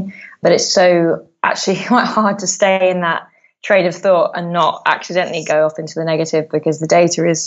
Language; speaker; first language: English; native; English